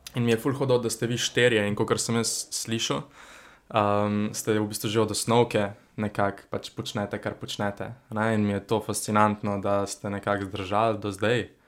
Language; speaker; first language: Slovenian; native; Slovenian